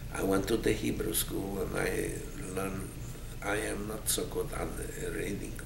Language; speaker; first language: English; non-native, fluent; Polish